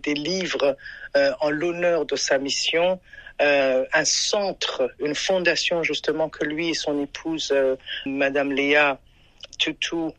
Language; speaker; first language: French; non-native, local second language; Rundi